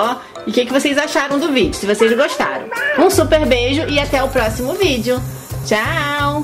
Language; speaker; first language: Portuguese; native; Portuguese